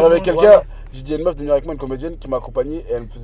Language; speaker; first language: French; native; French